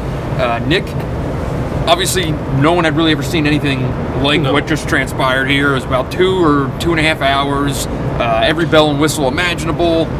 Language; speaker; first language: English; native; English